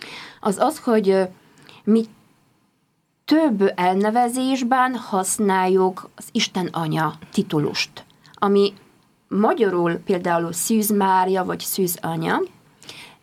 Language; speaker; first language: Hungarian; non-native, fluent; Polish